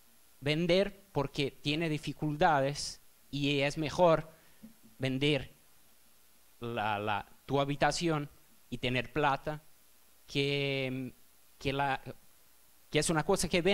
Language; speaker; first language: Spanish; non-native, fluent; Portuguese